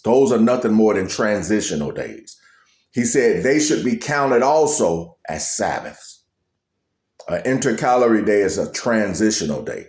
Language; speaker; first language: English; native; English